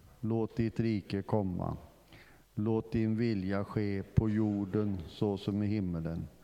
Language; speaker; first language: Swedish; non-native, fluent; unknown